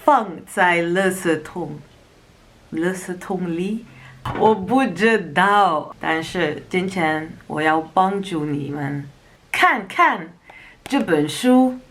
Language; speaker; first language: Chinese; non-native, learner; Dutch